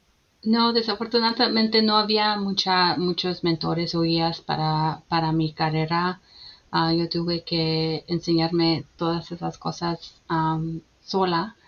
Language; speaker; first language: Spanish; early bilingual, heritage; Spanish